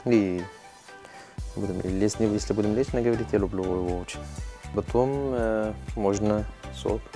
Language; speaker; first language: Russian; non-native, learner; Arabic